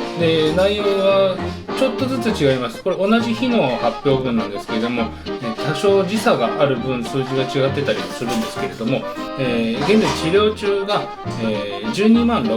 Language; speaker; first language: Japanese; native; Japanese